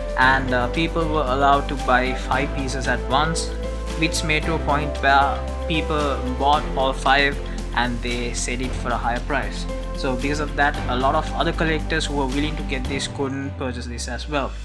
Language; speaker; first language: English; non-native, fluent; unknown